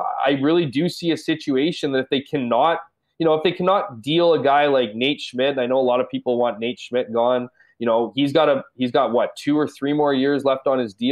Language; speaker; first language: English; native; English